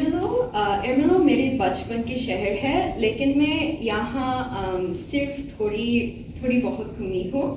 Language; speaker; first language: Hindi; non-native, learner; Bangla